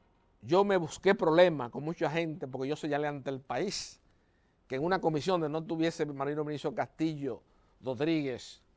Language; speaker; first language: Spanish; native; Spanish